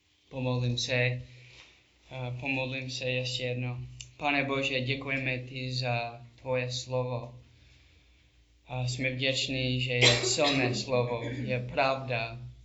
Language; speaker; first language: Czech; non-native, learner; English